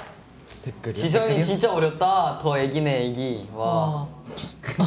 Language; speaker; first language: Korean; native; Korean